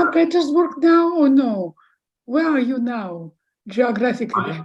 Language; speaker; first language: English; non-native, fluent; Russian